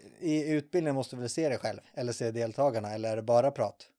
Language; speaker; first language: Swedish; native; Swedish